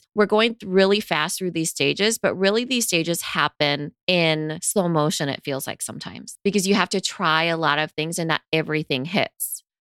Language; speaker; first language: English; native; English